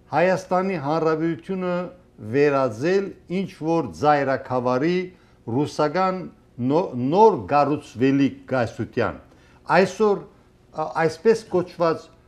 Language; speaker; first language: Armenian; early bilingual, heritage; Armenian